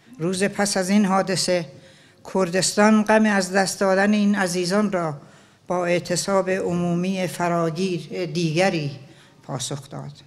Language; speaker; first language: Persian; non-native, local second language; Central Kurdish